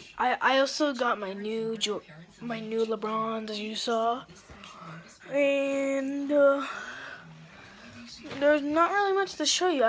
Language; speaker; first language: English; native; English